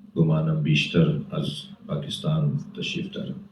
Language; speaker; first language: Persian; non-native, learner; Urdu